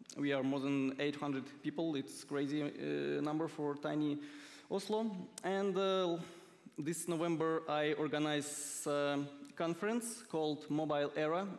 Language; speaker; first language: English; non-native, fluent; Russian